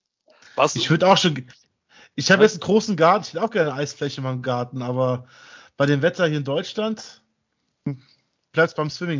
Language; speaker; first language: German; native; German